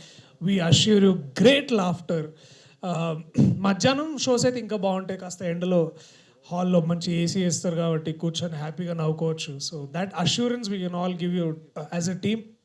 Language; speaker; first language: Telugu; native; Telugu